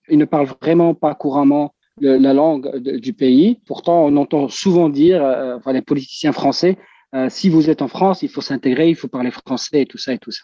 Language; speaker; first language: French; non-native, local second language; Arabic